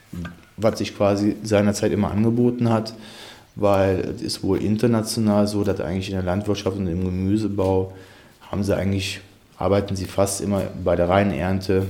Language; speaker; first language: German; native; German